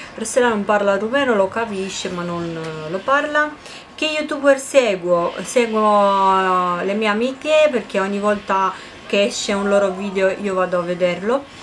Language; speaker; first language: Italian; non-native, fluent; Romanian